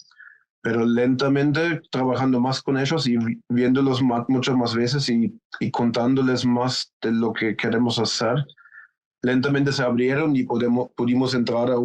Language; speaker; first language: Spanish; non-native, fluent; German